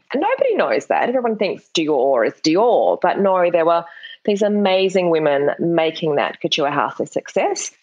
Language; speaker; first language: English; native; English